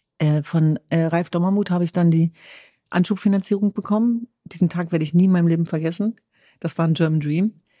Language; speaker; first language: German; early bilingual, other home language; Kurdish